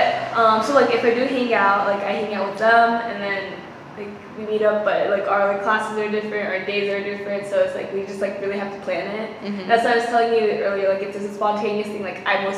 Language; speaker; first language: English; native; English